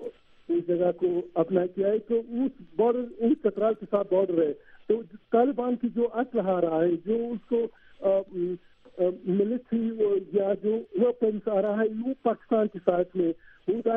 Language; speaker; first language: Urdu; non-native, learner; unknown